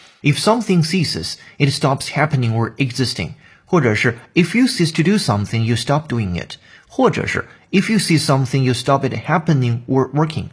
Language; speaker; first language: English; non-native, fluent; Chinese